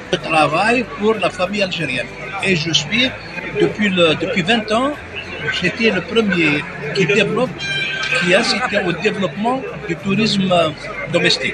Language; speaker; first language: French; non-native, local second language; Arabic